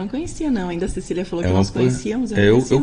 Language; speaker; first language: Portuguese; native; Portuguese